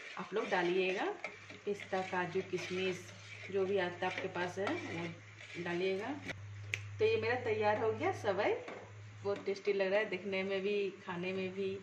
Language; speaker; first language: Hindi; non-native, local second language; Bangla